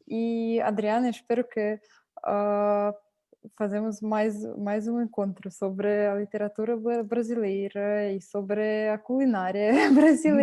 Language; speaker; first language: Portuguese; non-native, fluent; Russian